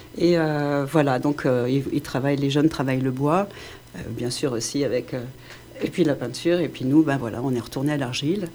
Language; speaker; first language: French; native; French